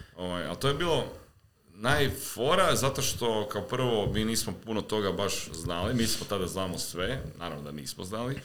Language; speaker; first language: Croatian; native; Croatian